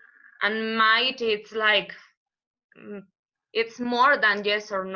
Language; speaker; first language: English; non-native, learner; Spanish